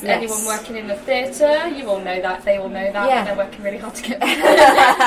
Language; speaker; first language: English; native; English